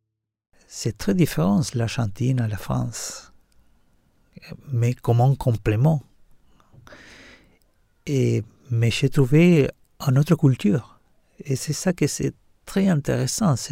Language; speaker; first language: French; non-native, learner; Spanish